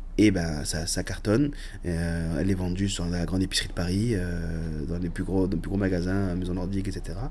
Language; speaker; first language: French; early bilingual, other home language; Arabic